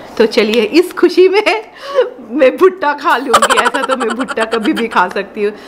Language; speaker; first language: Hindi; non-native, local second language; Bangla